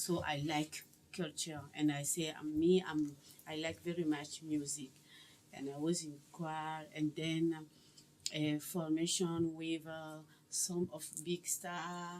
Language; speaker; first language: English; non-native, learner; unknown